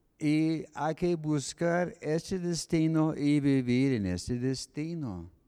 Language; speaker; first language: Spanish; non-native, fluent; English